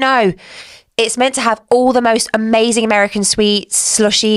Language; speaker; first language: English; native; English